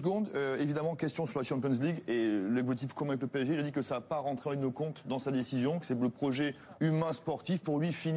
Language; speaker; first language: French; native; French